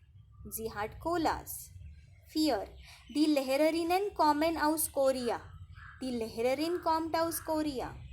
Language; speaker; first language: German; non-native, fluent; Marathi